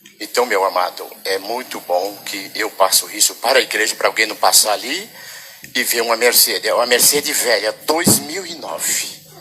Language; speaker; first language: Portuguese; native; Portuguese